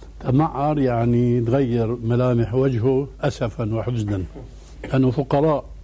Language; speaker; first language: Arabic; early bilingual, other home language; Albanian